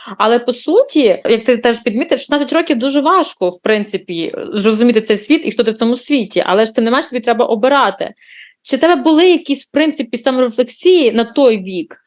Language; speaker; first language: Ukrainian; native; Ukrainian